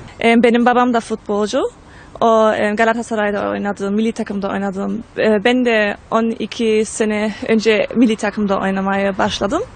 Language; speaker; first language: Turkish; early bilingual, heritage; Turkish